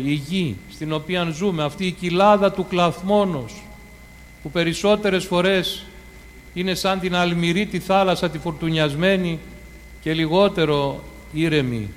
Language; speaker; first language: Greek; native; Greek